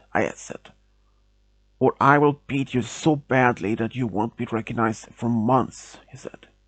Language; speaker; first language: English; non-native, fluent; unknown